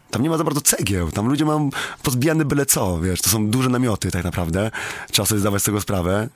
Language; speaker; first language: Polish; native; Polish